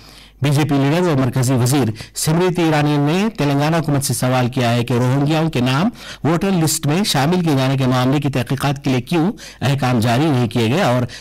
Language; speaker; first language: Urdu; native; Urdu